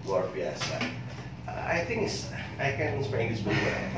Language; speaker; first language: English; non-native, learner; Indonesian